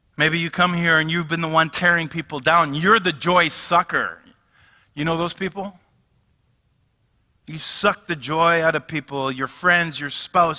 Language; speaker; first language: English; native; English